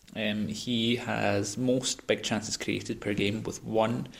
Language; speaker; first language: English; native; English